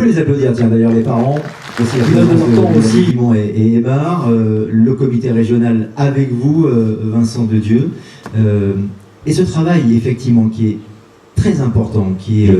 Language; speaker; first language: French; native; French